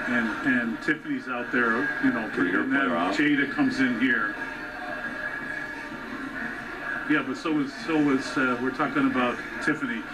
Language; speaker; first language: English; native; English